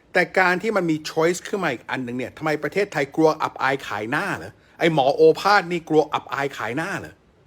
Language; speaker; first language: Thai; native; Thai